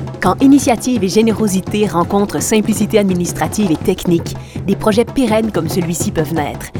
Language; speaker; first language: French; native; French